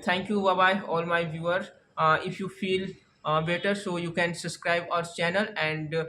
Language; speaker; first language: English; non-native, learner; Hindi